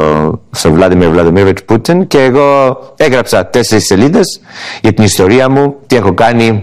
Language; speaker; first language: Greek; early bilingual, heritage; English